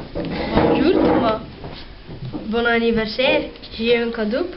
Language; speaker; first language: French; non-native, learner; Dutch